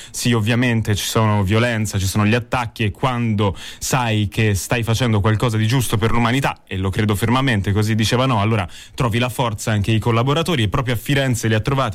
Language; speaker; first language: Italian; native; Italian